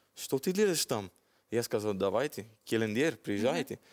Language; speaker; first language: Russian; non-native, fluent; Italian